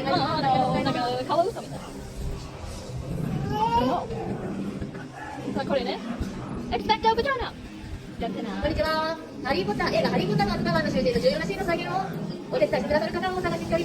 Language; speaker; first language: Japanese; native; Japanese